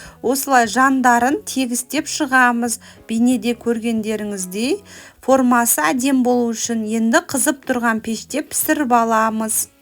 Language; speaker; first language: Kazakh; native; Kazakh